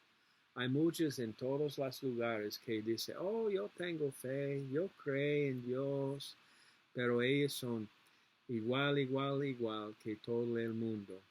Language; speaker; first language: Spanish; non-native, learner; English